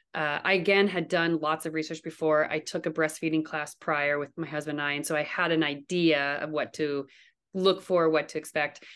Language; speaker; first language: English; native; English